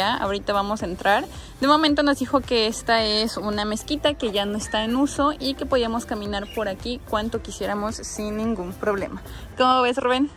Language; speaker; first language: Spanish; native; Spanish